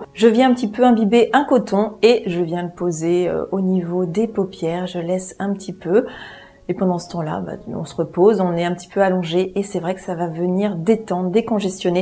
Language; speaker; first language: French; native; French